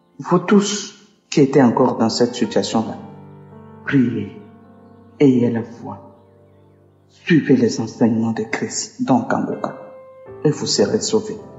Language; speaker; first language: French; non-native, local second language; Lingala